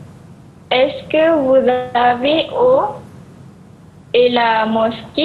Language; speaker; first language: French; non-native, learner; Malay